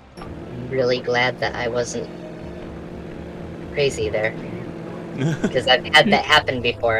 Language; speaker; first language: English; native; English